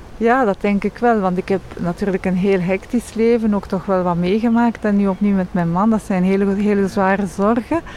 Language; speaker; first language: Dutch; non-native, local second language; French